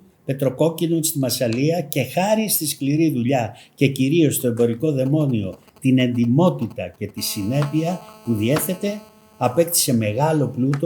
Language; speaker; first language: Greek; native; Greek